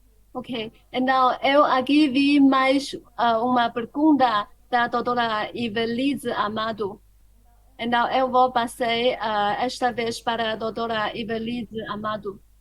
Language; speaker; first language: Portuguese; non-native, fluent; Chinese